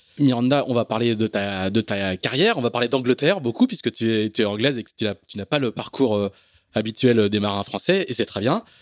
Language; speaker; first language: French; native; French